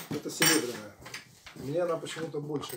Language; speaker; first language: Russian; native; Russian